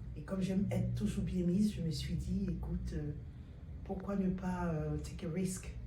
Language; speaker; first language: French; native; French